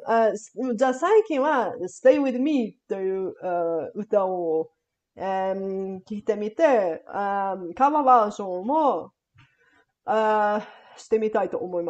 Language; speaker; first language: Japanese; non-native, learner; Bulgarian